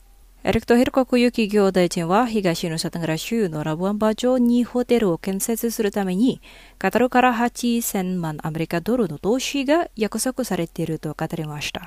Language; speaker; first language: Japanese; non-native, fluent; Indonesian